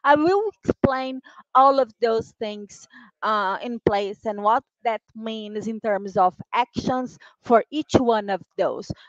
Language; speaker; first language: English; non-native, fluent; Portuguese